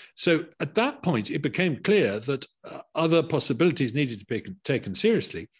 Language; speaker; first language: English; native; English